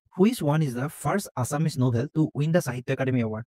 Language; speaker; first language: English; non-native, local second language; Assamese